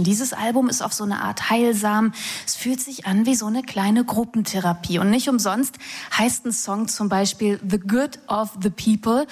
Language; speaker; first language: German; native; German